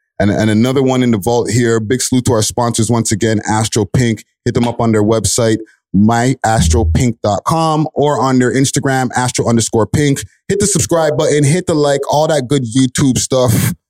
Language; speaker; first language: English; native; English